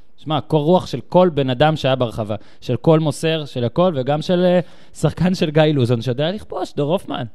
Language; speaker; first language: Hebrew; native; Hebrew